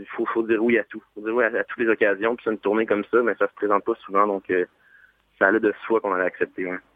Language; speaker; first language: French; native; French